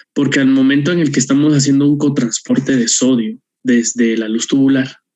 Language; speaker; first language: Spanish; native; Spanish